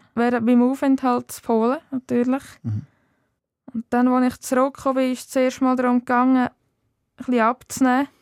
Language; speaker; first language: German; native; German